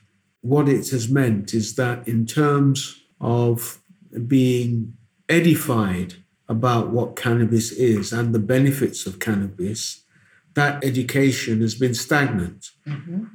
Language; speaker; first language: English; non-native, local second language; Akan